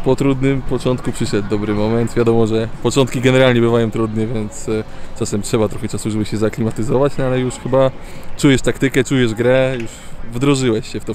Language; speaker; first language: Polish; native; Polish